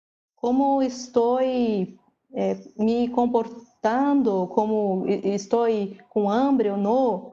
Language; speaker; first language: Spanish; non-native, learner; Portuguese